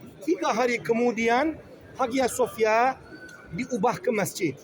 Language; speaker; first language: Indonesian; non-native, learner; Turkish